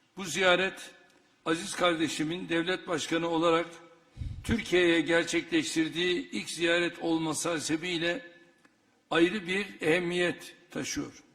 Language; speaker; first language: Turkish; native; Turkish